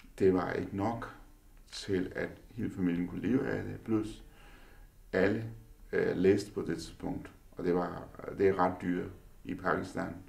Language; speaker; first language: Danish; non-native, fluent; Urdu